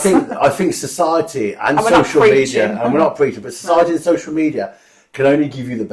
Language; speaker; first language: English; native; English